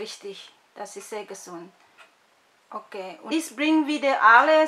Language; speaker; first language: German; non-native, learner; Indonesian